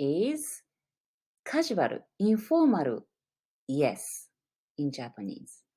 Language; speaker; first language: English; non-native, learner; Japanese